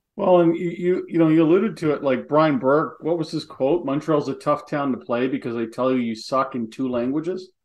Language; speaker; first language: English; native; English